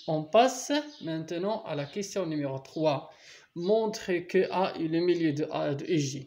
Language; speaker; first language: French; non-native, local second language; Arabic